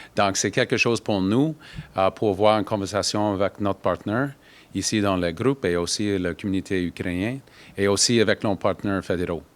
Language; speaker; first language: French; non-native, learner; English